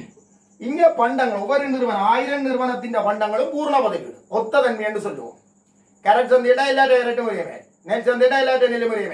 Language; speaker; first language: Tamil; native; Tamil